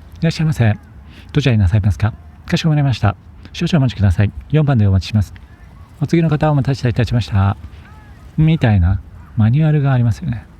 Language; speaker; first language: Japanese; native; Japanese